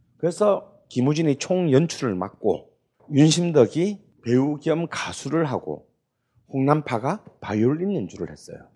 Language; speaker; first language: Korean; native; Korean